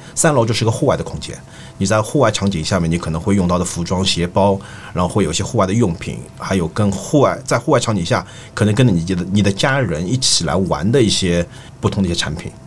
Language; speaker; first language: Chinese; native; Chinese